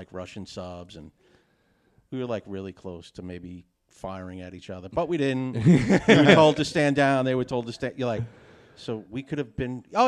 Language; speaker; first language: English; native; English